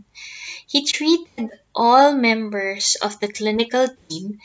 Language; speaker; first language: English; non-native, local second language; Filipino